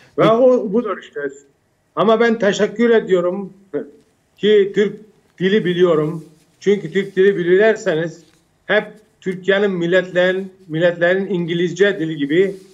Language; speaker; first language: Turkish; early bilingual, heritage; Armenian